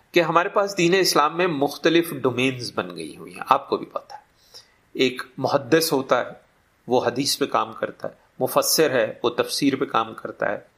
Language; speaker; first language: Urdu; native; Urdu